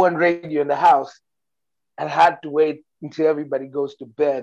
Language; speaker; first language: English; non-native, local second language; Nyanja